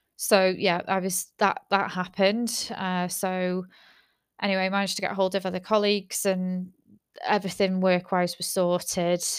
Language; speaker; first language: English; native; English